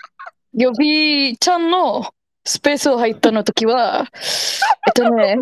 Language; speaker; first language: Japanese; non-native, learner; Indonesian